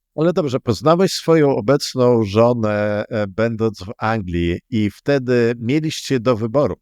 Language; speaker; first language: Polish; native; Polish